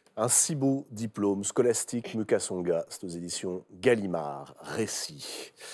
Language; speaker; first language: French; native; French